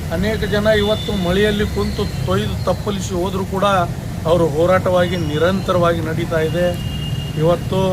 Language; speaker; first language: Kannada; native; Kannada